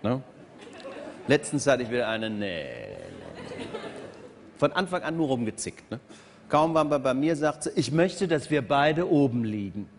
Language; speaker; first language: German; native; German